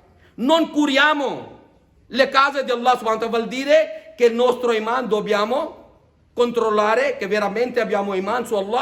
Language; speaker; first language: Italian; non-native, fluent; Urdu